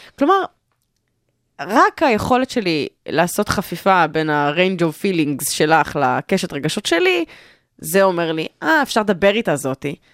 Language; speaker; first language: Hebrew; native; Hebrew